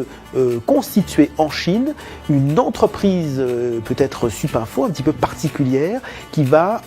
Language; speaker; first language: French; native; French